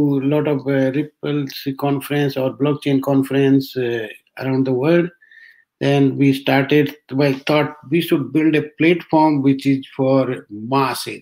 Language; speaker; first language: English; non-native, local second language; Hindi